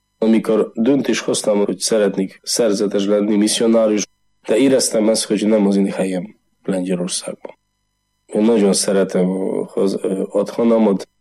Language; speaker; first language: Hungarian; non-native, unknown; Polish